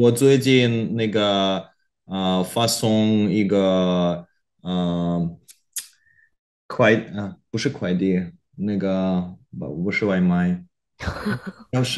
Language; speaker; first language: Chinese; non-native, learner; Korean